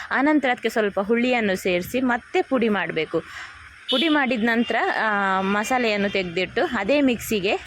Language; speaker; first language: Kannada; native; Kannada